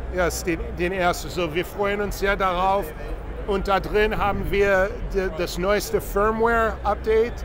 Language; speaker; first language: German; non-native, fluent; English